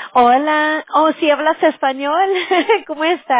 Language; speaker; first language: Spanish; early bilingual, heritage; Spanish